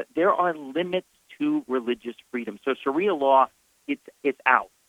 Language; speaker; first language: English; native; English